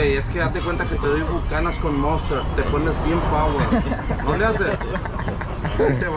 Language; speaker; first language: Spanish; native; Spanish